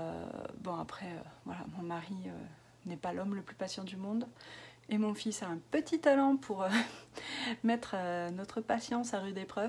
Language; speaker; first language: French; native; French